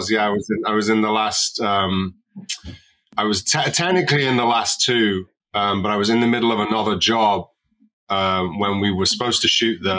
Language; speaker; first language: English; native; English